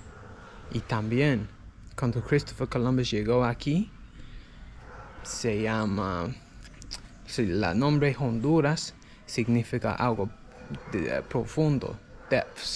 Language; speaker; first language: Spanish; non-native, learner; English